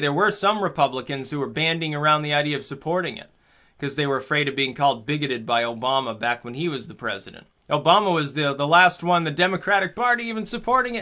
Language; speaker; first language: English; native; English